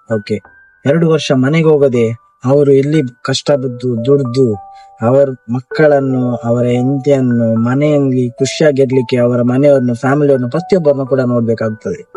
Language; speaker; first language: Kannada; non-native, local second language; Konkani